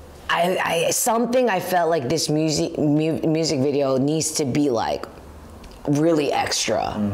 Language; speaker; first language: English; early bilingual, other home language; Korean